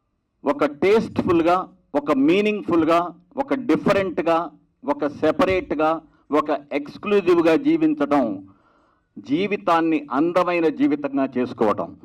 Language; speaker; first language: Telugu; native; Telugu